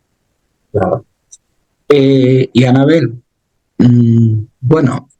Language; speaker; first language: Spanish; native; Spanish